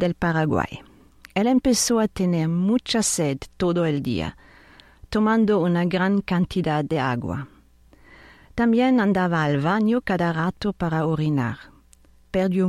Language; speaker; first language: Spanish; non-native, fluent; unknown